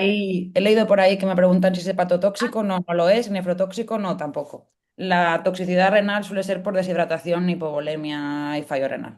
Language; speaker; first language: Spanish; native; Spanish